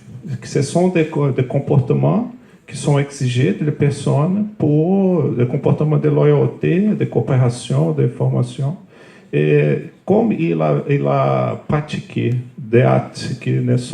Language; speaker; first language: French; non-native, fluent; Portuguese